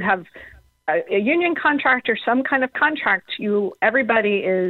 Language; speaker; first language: English; native; English